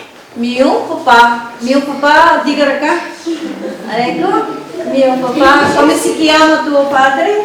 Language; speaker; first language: Italian; non-native, fluent; Bulgarian